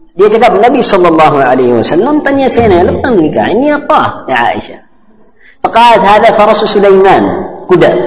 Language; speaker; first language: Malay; non-native, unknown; Arabic